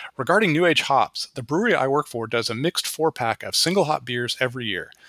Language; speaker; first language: English; native; English